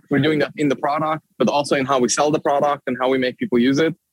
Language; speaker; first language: English; non-native, fluent; Swedish